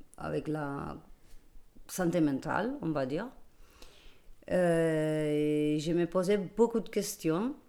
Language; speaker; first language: French; non-native, fluent; Spanish